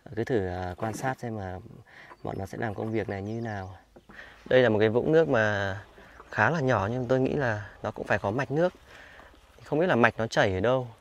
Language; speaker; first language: Vietnamese; native; Vietnamese